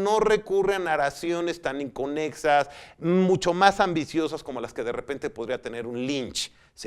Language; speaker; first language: Spanish; native; Spanish